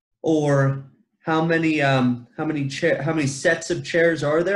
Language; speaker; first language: English; native; English